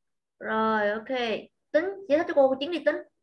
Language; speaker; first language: Vietnamese; native; Vietnamese